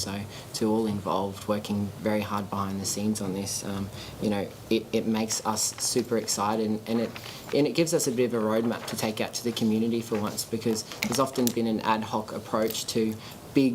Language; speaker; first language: English; native; English